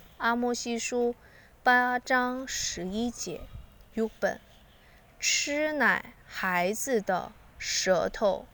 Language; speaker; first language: Chinese; non-native, learner; Korean